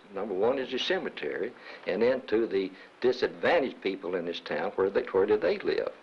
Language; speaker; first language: English; native; English